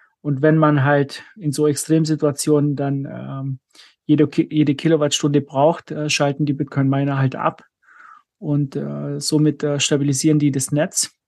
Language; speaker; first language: German; native; German